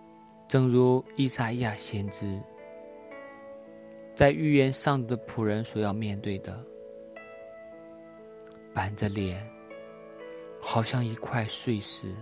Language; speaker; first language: Chinese; native; Chinese